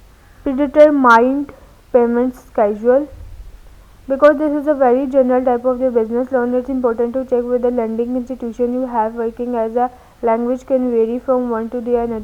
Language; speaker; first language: English; non-native, local second language; Urdu